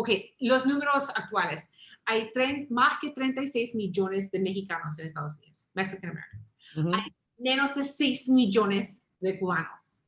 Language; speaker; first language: Spanish; early bilingual, heritage; English